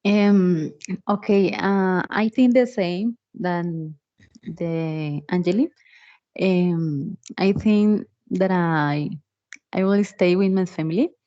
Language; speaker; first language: English; non-native, learner; Spanish